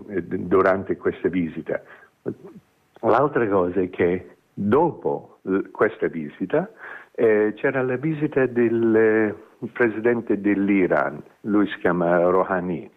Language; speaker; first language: Italian; non-native, fluent; English